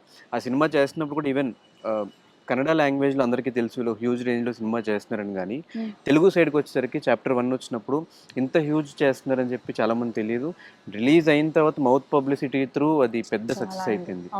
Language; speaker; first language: Telugu; native; Telugu